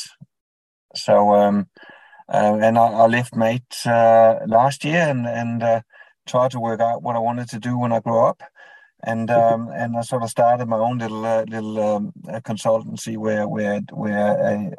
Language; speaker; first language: English; non-native, fluent; Danish